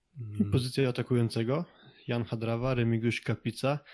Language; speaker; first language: Polish; native; Polish